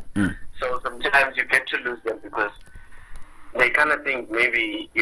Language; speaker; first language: English; non-native, local second language; Zulu